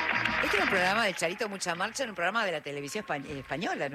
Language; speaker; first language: Spanish; native; Spanish